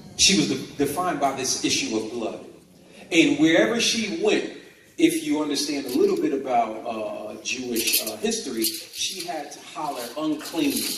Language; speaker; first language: English; native; English